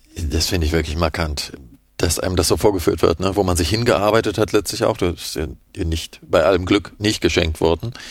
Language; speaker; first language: German; native; German